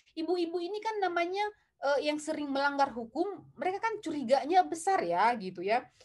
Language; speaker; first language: Indonesian; non-native, local second language; Batak Toba